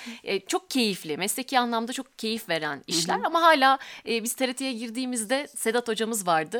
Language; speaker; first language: Turkish; native; Turkish